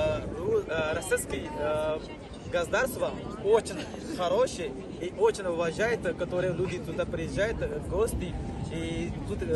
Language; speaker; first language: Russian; non-native, fluent; Urdu